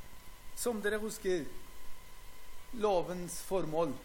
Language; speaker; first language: Norwegian; non-native, fluent; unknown